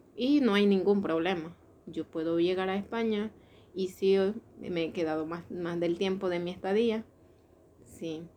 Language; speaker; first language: Spanish; native; Spanish